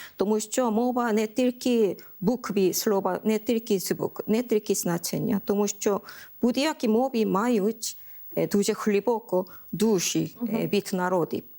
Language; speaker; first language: Ukrainian; non-native, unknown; Korean